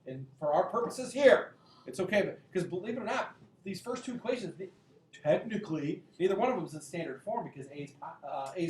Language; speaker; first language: English; native; English